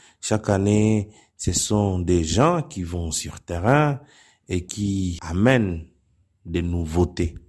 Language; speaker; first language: French; non-native, local second language; Nande